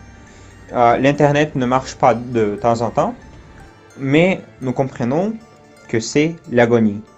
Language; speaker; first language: French; non-native, learner; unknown